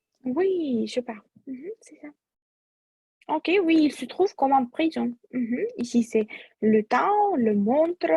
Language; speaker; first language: French; non-native, fluent; Russian